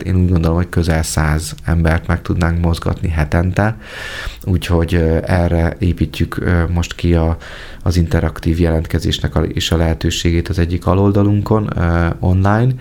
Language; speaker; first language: Hungarian; native; Hungarian